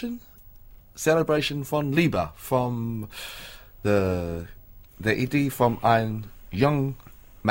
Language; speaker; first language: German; non-native, learner; English